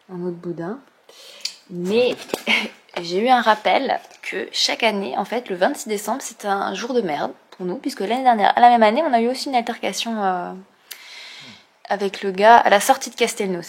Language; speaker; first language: French; native; French